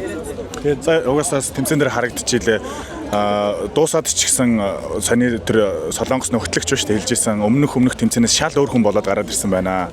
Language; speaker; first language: Mongolian; native; Mongolian